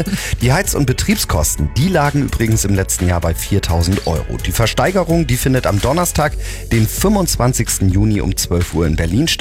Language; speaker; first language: German; native; German